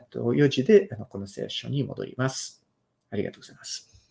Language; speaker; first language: Japanese; non-native, fluent; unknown